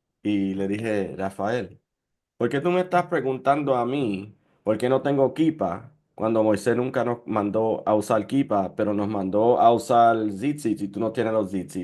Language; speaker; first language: Spanish; early bilingual, heritage; Spanish